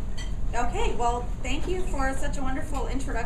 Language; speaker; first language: English; native; English